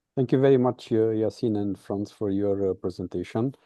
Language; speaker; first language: English; non-native, fluent; Romanian